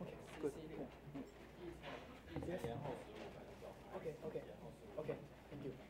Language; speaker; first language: English; non-native, learner; Chinese